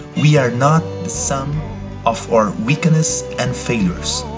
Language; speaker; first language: English; non-native, learner; Portuguese